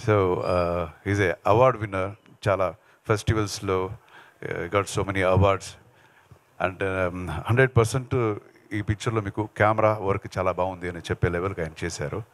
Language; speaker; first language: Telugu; non-native, local second language; Kannada